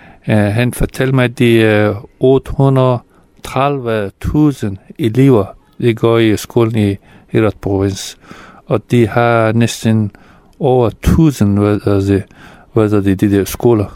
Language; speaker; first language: Danish; non-native, fluent; Persian